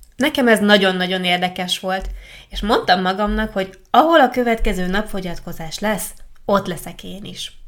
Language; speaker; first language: Hungarian; non-native, fluent; Italian